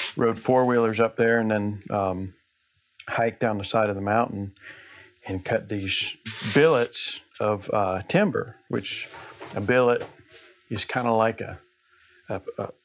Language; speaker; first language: English; native; English